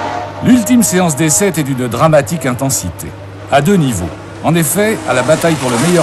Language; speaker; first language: French; native; French